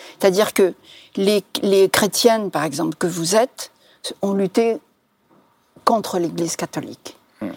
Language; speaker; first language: French; non-native, local second language; Arabic